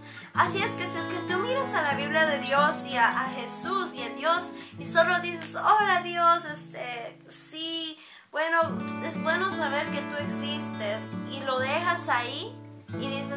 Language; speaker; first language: Spanish; early bilingual, heritage; Spanish